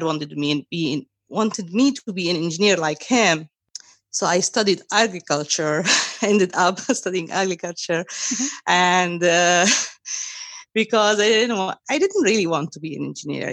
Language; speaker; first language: English; non-native, fluent; Arabic